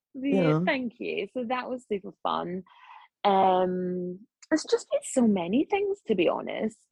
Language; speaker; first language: English; native; English